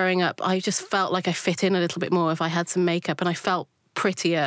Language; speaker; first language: English; native; English